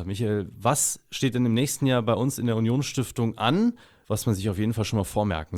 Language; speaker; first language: German; native; German